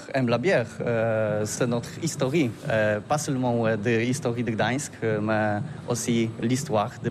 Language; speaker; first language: French; non-native, learner; Polish